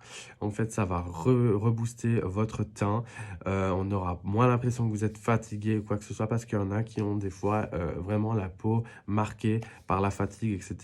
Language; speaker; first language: French; native; French